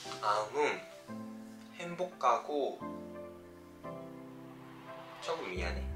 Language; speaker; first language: Korean; non-native, fluent; Japanese